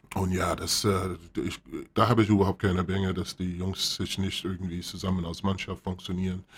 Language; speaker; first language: German; non-native, fluent; English